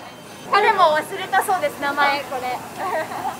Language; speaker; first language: Japanese; native; Japanese